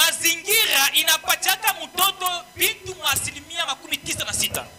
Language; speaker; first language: Swahili; native; Swahili